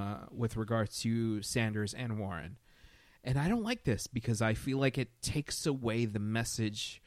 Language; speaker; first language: English; native; English